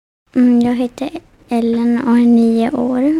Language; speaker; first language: Swedish; early bilingual, other home language; Finnish